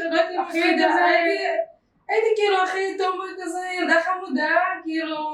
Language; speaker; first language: Hebrew; early bilingual, other home language; Russian